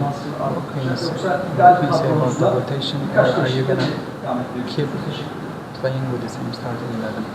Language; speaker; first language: English; non-native, learner; Turkish